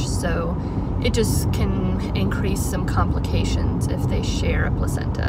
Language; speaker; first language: English; native; English